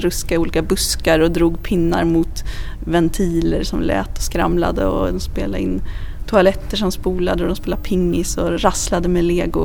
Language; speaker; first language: Swedish; native; Swedish